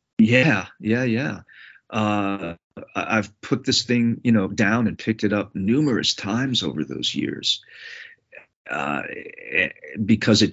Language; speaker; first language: English; native; English